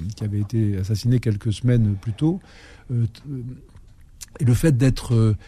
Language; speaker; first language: French; native; French